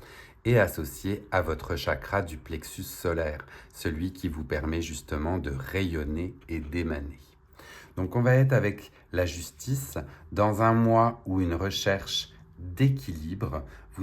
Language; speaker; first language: French; native; French